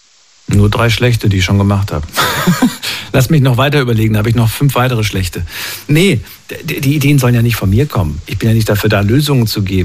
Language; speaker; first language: German; native; German